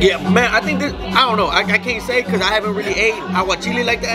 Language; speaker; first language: English; early bilingual, other home language; Spanish